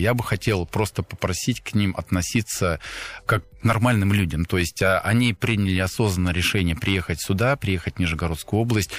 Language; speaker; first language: Russian; non-native, fluent; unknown